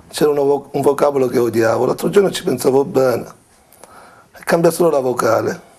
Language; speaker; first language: Italian; native; Italian